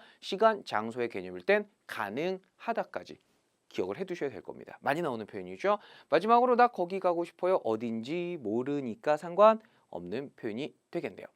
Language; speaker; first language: Korean; native; Korean